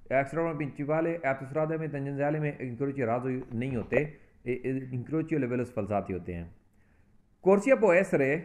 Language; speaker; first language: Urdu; non-native, local second language; Punjabi